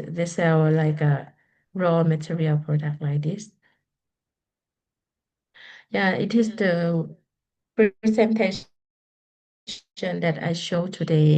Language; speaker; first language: English; non-native, learner; Lao